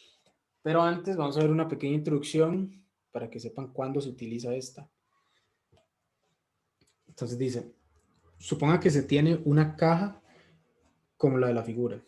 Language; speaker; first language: Spanish; native; Spanish